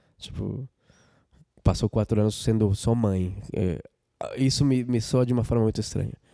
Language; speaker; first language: Portuguese; non-native, fluent; Spanish